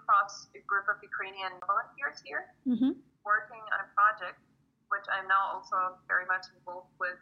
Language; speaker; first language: English; non-native, fluent; Ukrainian